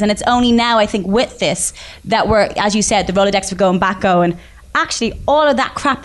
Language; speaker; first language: English; native; English